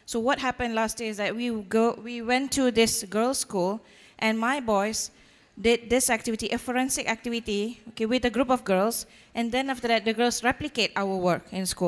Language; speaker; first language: English; non-native, local second language; Malay